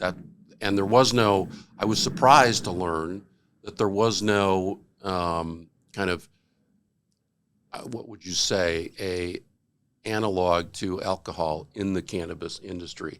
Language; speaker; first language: English; native; English